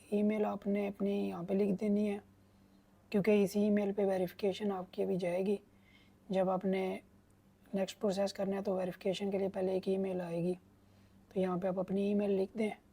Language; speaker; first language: Urdu; non-native, local second language; Punjabi